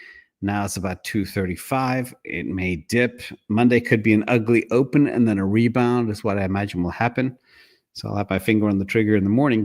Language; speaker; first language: English; native; English